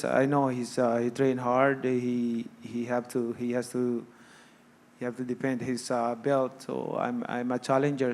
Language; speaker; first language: English; non-native, local second language; Cebuano